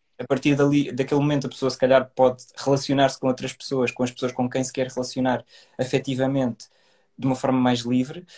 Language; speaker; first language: Portuguese; native; Portuguese